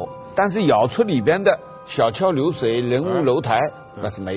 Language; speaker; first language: Chinese; native; Chinese